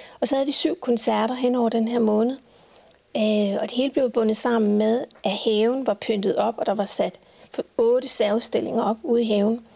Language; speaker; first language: Danish; native; Danish